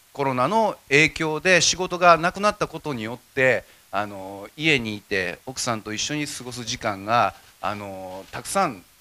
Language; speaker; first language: Japanese; native; Japanese